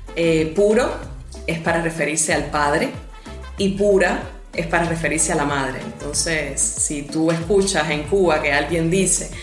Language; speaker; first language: Spanish; native; Spanish